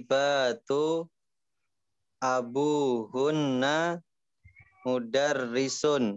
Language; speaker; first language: Arabic; non-native, learner; Indonesian